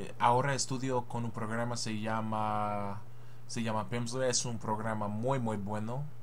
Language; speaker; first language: Spanish; non-native, learner; English